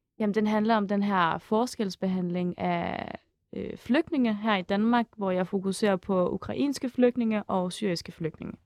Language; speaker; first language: Danish; early bilingual, other home language; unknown